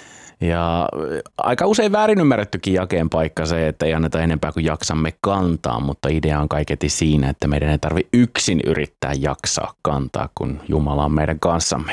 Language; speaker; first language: Finnish; native; Finnish